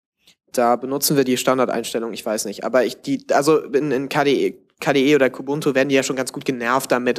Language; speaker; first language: German; native; German